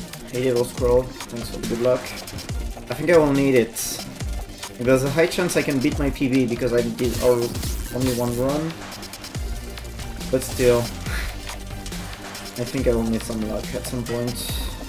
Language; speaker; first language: English; non-native, fluent; French